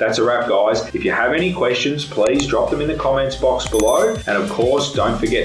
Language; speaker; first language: English; native; English